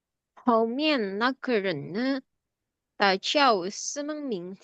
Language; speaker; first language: Chinese; non-native, learner; Indonesian